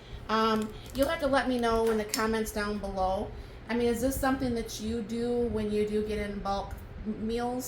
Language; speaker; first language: English; native; English